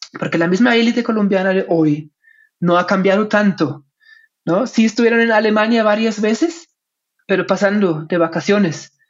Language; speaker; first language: Spanish; non-native, fluent; German